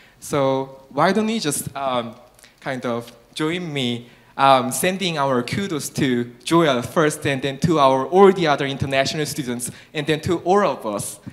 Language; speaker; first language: English; non-native, fluent; Korean